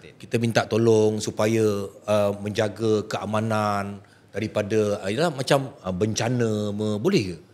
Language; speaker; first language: Malay; native; Malay